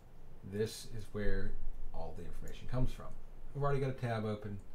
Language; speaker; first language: English; native; English